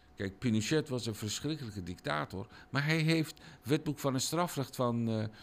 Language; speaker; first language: Dutch; non-native, fluent; Persian